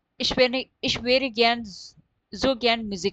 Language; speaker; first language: German; non-native, fluent; Urdu